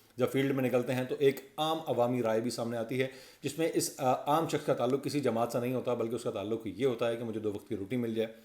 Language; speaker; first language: Urdu; non-native, local second language; Punjabi